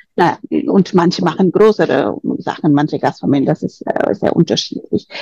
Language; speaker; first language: German; non-native, fluent; Spanish